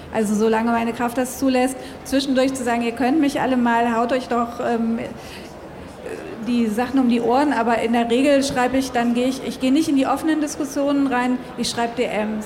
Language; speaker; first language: German; native; German